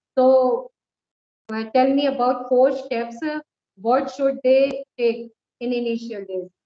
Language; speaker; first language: English; non-native, local second language; Hindi